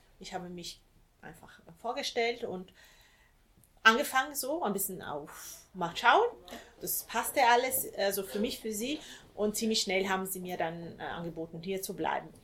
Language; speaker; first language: German; non-native, fluent; Italian